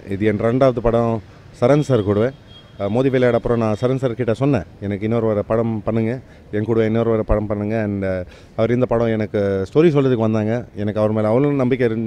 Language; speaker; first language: Tamil; non-native, fluent; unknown